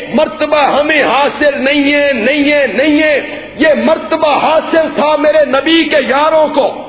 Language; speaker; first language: Urdu; non-native, local second language; Punjabi